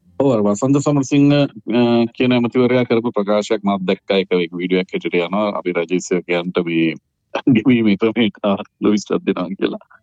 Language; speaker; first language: Sinhala; native; Sinhala